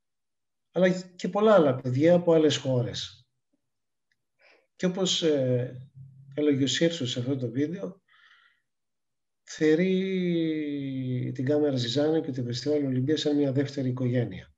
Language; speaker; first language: Greek; native; Greek